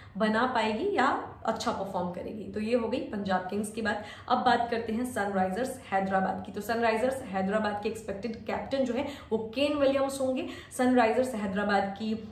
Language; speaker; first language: Hindi; native; Hindi